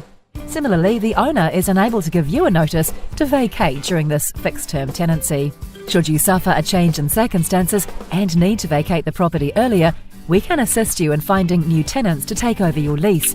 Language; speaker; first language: English; native; English